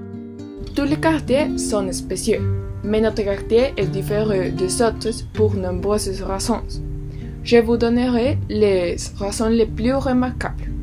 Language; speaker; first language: French; non-native, learner; Spanish